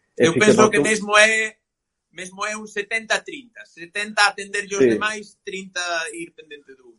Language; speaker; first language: Galician; native; Galician